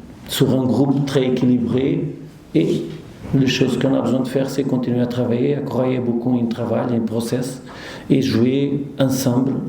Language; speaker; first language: French; non-native, learner; Portuguese